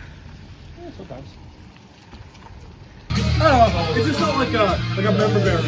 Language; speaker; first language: English; native; English